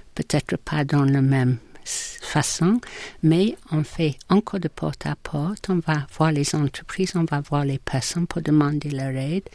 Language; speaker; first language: French; non-native, fluent; English